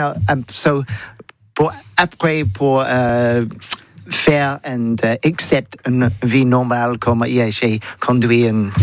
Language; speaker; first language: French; non-native, learner; English